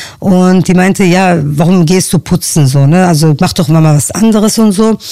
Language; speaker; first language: German; early bilingual, other home language; Turkish